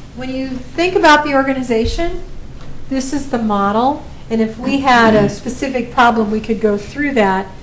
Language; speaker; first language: English; native; English